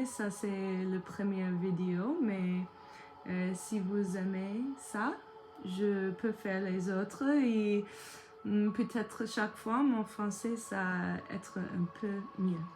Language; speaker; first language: French; non-native, learner; English